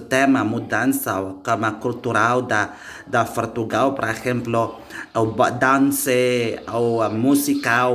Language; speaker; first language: Portuguese; non-native, learner; Indonesian